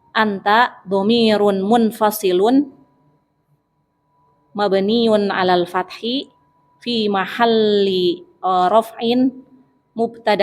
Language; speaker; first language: Arabic; non-native, learner; Indonesian